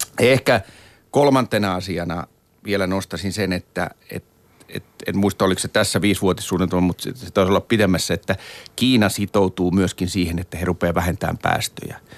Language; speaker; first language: Finnish; native; Finnish